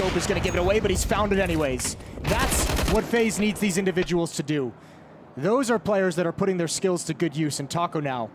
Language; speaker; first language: English; native; English